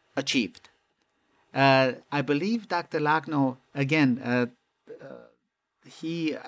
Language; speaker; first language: English; non-native, fluent; Romanian